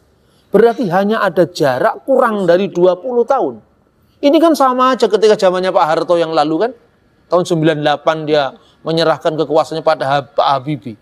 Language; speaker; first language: Indonesian; native; Indonesian